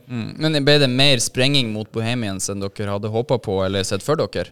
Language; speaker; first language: Norwegian; native; Norwegian